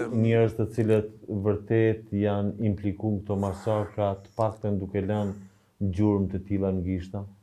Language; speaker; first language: Albanian; native; Albanian